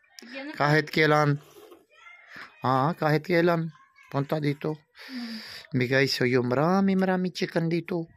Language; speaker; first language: Filipino; non-native, learner; Punjabi